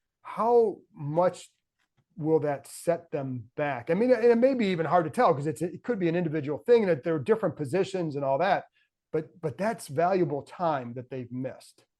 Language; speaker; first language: English; native; English